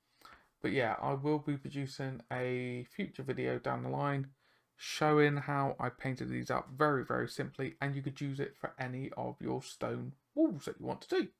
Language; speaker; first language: English; native; English